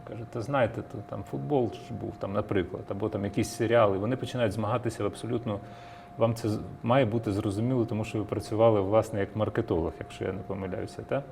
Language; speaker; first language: Ukrainian; native; Ukrainian